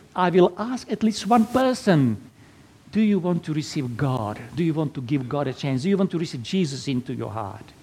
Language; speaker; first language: English; non-native, fluent; Slovak